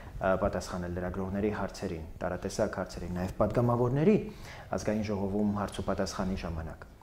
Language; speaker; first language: Armenian; native; Armenian